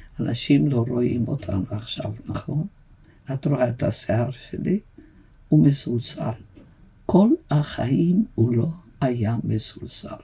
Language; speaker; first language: Hebrew; non-native, fluent; Yiddish